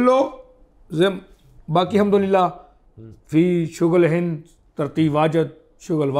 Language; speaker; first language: Arabic; non-native, learner; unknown